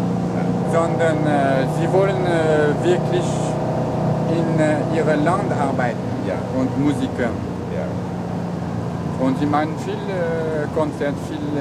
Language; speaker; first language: German; non-native, learner; French